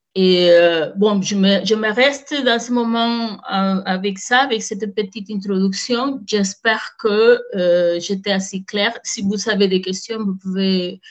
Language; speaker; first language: French; non-native, fluent; Spanish